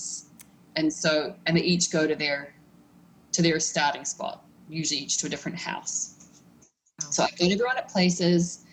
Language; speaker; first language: English; native; English